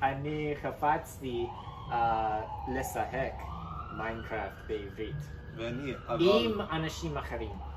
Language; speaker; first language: Hebrew; non-native, learner; English